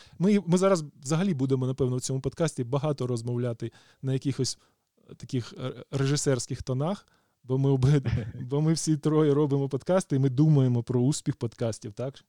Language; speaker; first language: Ukrainian; native; Ukrainian